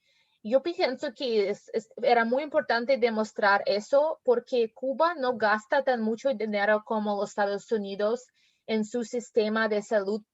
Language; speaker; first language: Spanish; non-native, learner; English